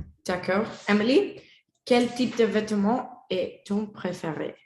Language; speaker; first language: French; non-native, learner; Spanish